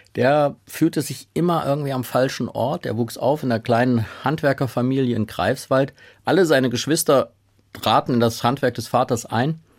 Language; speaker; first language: German; native; German